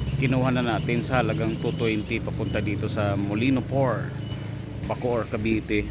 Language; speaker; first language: Filipino; native; Filipino